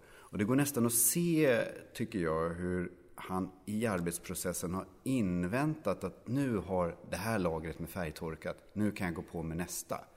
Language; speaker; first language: Swedish; native; Swedish